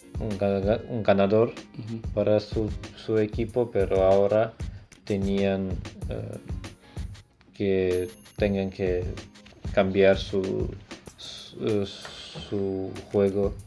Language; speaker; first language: Spanish; non-native, learner; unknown